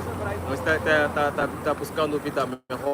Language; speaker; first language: Portuguese; non-native, learner; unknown